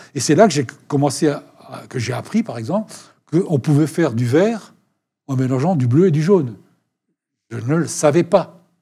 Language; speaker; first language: French; native; French